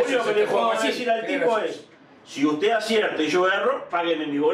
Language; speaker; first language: Spanish; native; Spanish